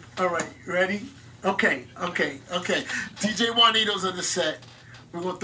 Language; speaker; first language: English; native; English